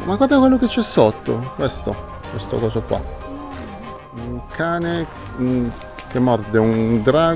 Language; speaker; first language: Italian; native; Italian